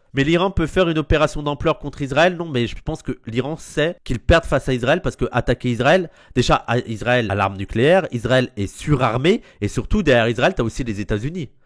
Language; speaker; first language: French; native; French